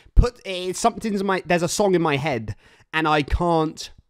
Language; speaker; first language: English; native; English